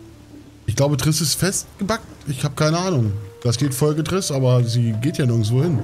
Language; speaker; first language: German; native; German